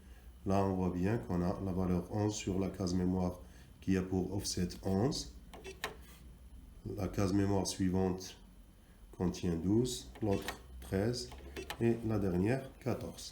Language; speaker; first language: French; non-native, local second language; Arabic